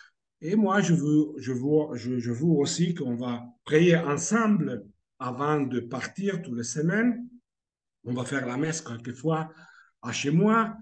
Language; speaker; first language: French; non-native, fluent; Italian